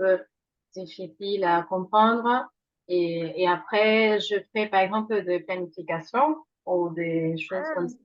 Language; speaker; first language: French; non-native, fluent; Spanish